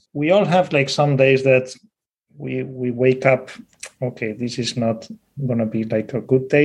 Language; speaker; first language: English; non-native, fluent; Spanish